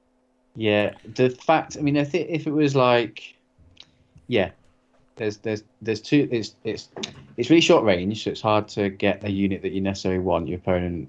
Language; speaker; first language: English; native; English